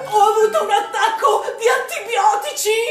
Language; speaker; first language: Italian; native; Italian